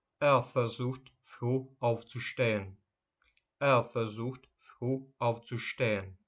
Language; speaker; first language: German; non-native, fluent; Ukrainian